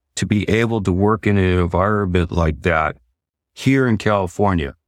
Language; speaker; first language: English; native; English